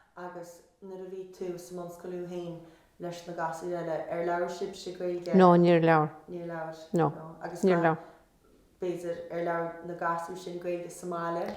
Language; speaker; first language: Irish; native; Irish